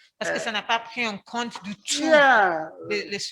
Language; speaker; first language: French; non-native, fluent; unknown